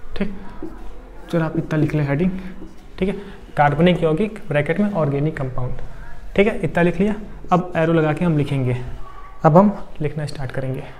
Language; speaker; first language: Hindi; native; Hindi